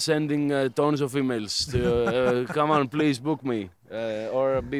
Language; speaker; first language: English; non-native, fluent; Greek